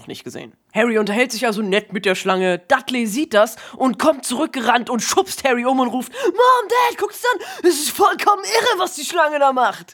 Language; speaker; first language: German; native; German